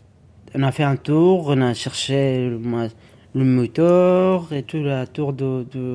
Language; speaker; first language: French; non-native, learner; Arabic